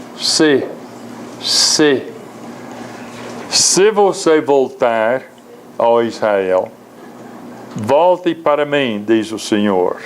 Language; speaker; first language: Portuguese; non-native, fluent; English